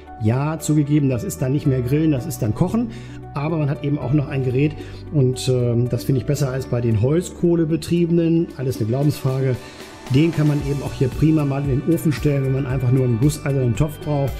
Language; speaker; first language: German; native; German